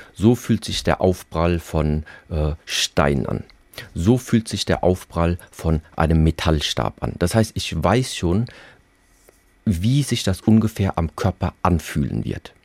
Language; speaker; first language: German; early bilingual, other home language; Vietnamese